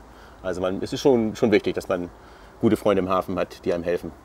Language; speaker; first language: German; native; German